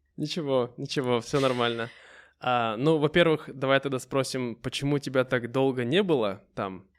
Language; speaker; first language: Russian; native; Russian